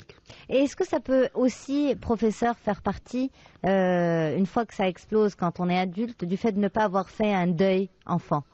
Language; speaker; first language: French; non-native, local second language; Arabic